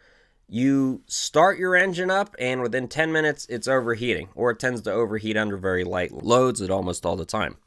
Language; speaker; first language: English; native; English